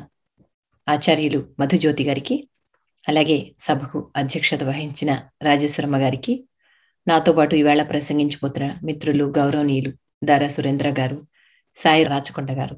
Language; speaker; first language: Telugu; native; Telugu